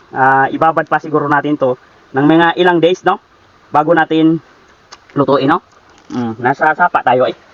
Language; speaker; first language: Filipino; non-native, local second language; Cebuano